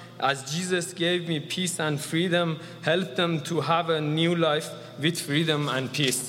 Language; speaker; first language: English; non-native, learner; Persian